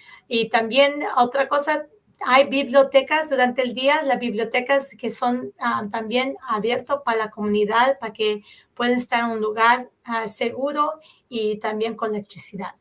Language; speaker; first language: Spanish; early bilingual, heritage; Spanish